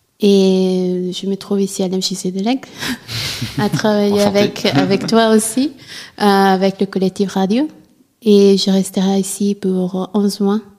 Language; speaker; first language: French; non-native, learner; Italian